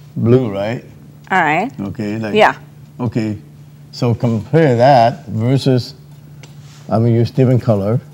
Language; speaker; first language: English; non-native, local second language; Cantonese